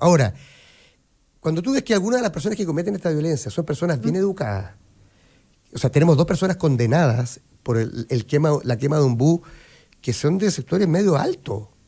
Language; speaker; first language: Spanish; native; Spanish